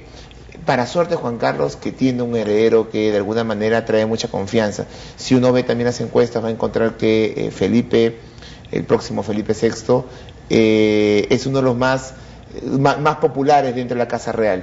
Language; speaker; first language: Spanish; native; Spanish